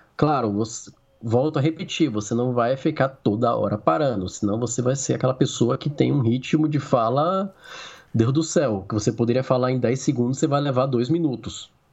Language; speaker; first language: Portuguese; native; Portuguese